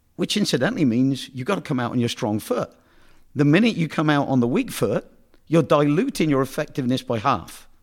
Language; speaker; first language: English; native; English